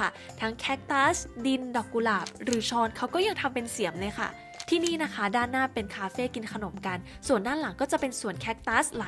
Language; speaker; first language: Thai; native; Thai